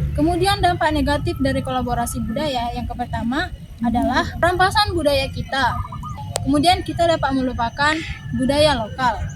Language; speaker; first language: Indonesian; native; Indonesian